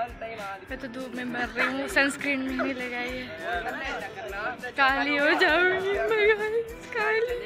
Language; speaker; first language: Hindi; native; Hindi